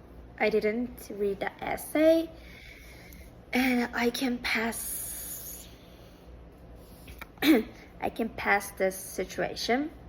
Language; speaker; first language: English; non-native, fluent; Japanese